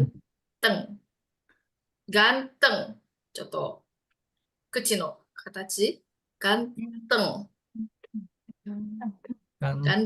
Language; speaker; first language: Japanese; non-native, fluent; Indonesian